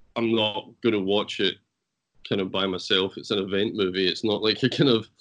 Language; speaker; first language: English; native; English